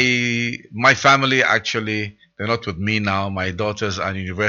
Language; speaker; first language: English; non-native, local second language; Arabic